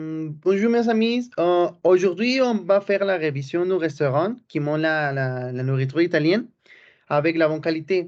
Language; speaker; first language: French; non-native, learner; Spanish